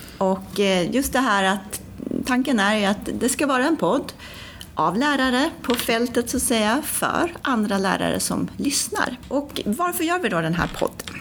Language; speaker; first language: Swedish; native; Swedish